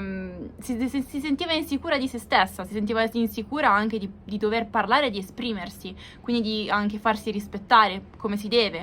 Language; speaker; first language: Italian; native; Italian